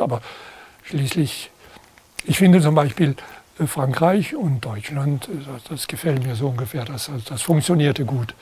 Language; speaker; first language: German; non-native, fluent; French